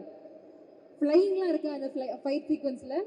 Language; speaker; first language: Tamil; native; Tamil